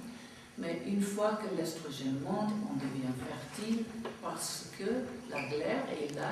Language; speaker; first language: French; non-native, fluent; English